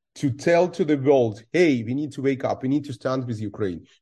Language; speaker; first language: English; non-native, fluent; Russian